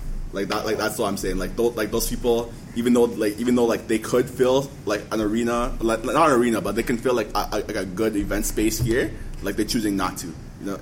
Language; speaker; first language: English; native; English